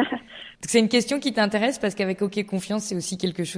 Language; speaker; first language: French; native; French